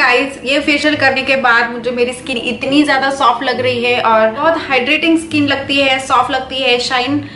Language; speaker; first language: Hindi; non-native, local second language; Marathi